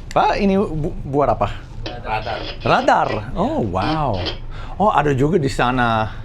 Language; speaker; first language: Indonesian; non-native, fluent; English